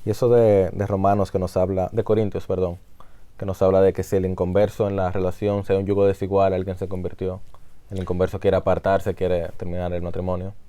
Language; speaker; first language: Spanish; native; Spanish